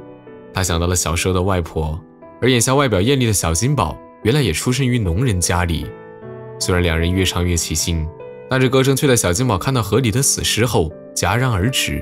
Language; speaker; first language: Chinese; native; Chinese